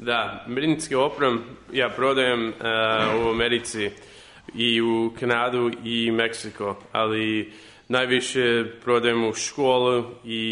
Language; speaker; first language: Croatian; early bilingual, heritage; Serbian